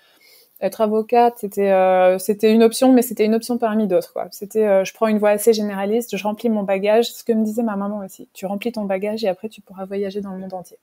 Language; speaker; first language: French; native; French